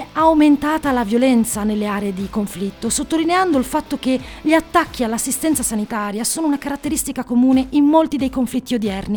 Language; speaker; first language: Italian; native; Italian